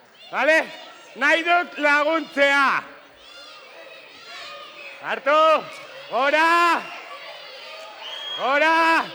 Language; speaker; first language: Basque; non-native, local second language; Spanish